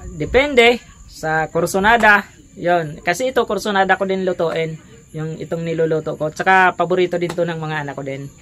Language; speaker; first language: Filipino; non-native, local second language; Bikol